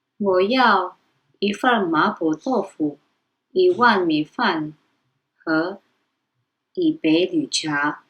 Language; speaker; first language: Chinese; non-native, fluent; Indonesian